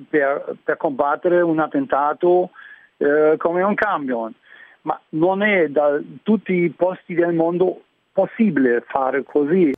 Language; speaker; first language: Italian; non-native, learner; German